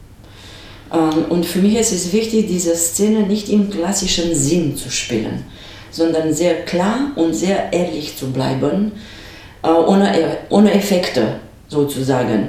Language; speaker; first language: German; non-native, fluent; Romanian